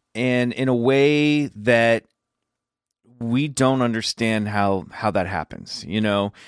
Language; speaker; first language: English; native; English